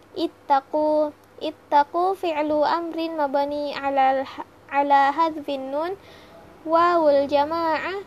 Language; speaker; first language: Arabic; non-native, learner; Indonesian